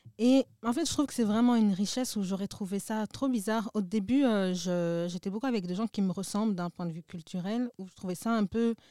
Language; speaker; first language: French; native; French